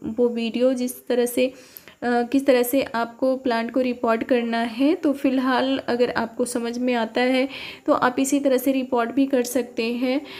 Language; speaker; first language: Hindi; native; Hindi